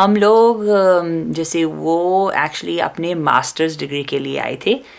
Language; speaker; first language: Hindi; non-native, fluent; English